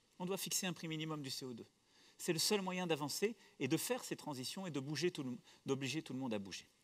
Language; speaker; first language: French; native; French